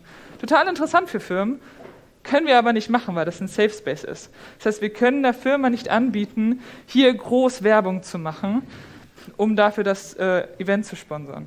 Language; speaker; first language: German; native; German